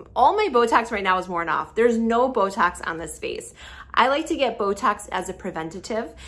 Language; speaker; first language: English; native; English